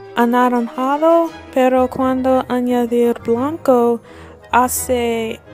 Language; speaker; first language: Spanish; non-native, learner; English